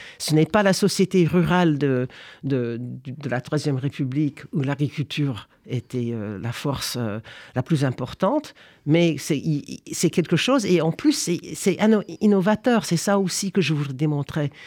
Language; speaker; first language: French; non-native, fluent; English